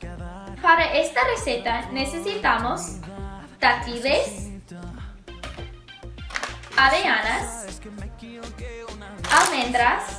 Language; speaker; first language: Spanish; non-native, learner; English